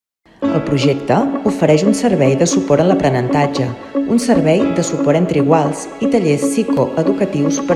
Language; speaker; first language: Catalan; native; Catalan